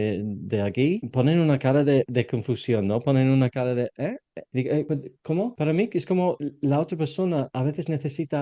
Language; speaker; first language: Spanish; non-native, learner; English